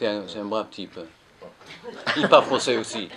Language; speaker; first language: French; non-native, fluent; English